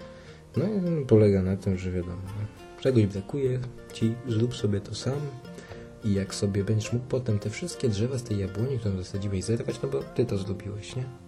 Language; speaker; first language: Polish; native; Polish